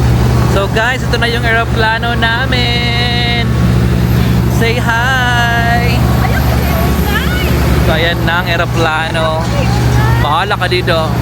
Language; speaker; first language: Filipino; non-native, local second language; Waray